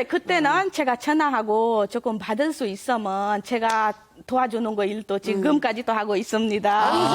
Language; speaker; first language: Korean; non-native, learner; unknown